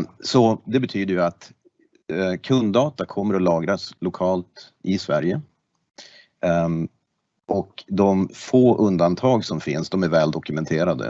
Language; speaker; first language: Swedish; native; Swedish